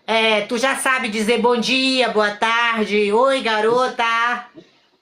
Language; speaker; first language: Portuguese; native; Portuguese